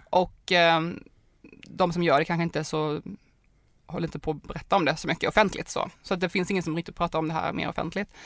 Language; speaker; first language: Swedish; native; Swedish